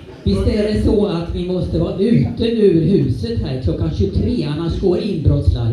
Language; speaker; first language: Swedish; native; Swedish